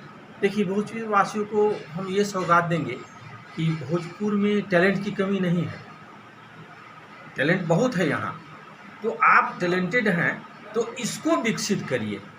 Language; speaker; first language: Hindi; native; Hindi